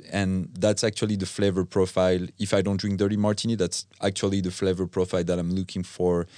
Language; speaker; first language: English; non-native, fluent; French